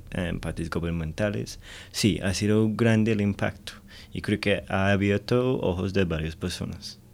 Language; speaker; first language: Spanish; non-native, fluent; English